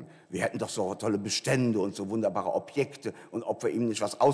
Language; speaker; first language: German; native; German